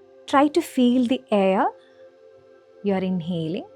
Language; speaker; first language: English; non-native, local second language; Malayalam